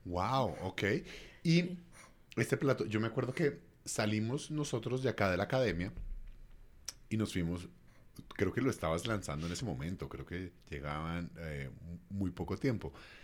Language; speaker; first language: Spanish; native; Spanish